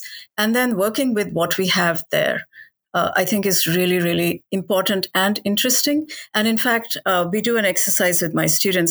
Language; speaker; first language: English; non-native, local second language; Hindi